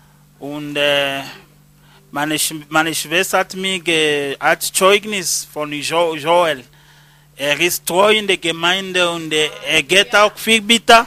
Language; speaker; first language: German; non-native, learner; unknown